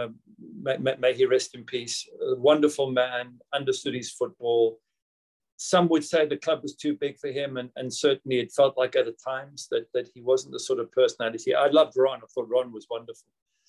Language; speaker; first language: English; native; English